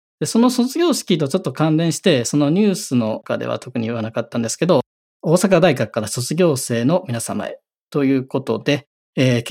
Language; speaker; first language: Japanese; native; Japanese